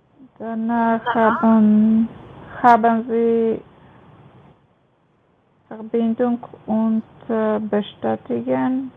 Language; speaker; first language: German; non-native, learner; Macedonian